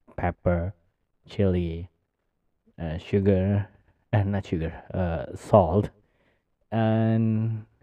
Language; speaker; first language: English; non-native, learner; Indonesian